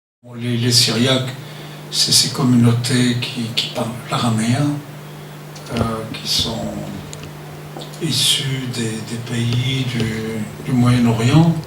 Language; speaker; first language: French; non-native, fluent; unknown